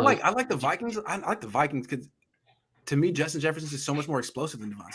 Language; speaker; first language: English; native; English